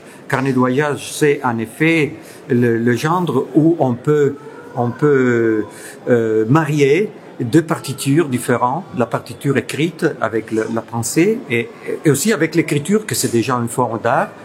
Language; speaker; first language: French; non-native, fluent; Italian